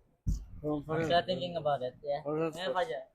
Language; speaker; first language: English; non-native, learner; Indonesian